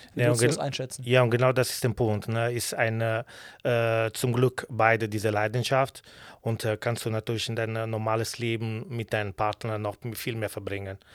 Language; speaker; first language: German; non-native, learner; Italian